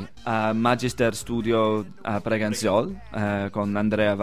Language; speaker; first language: Italian; non-native, fluent; English